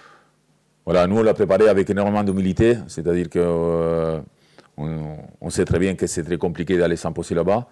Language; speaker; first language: French; native; French